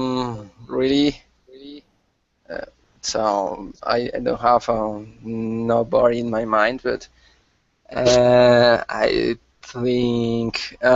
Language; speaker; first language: English; non-native, learner; Spanish